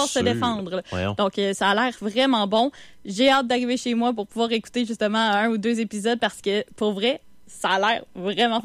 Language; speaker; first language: French; native; French